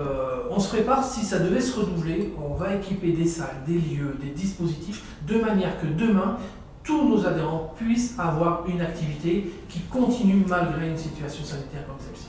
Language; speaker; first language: French; native; French